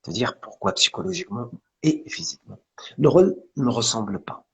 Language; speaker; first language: French; non-native, local second language; Arabic